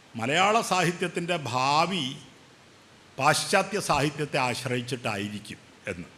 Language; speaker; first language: Malayalam; native; Malayalam